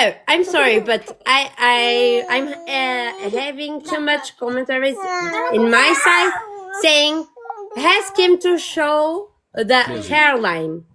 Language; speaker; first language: English; non-native, learner; Portuguese